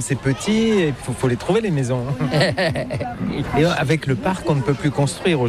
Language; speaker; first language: French; native; French